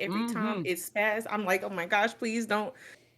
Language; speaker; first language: English; native; English